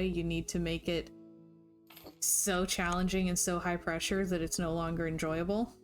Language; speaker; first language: English; native; English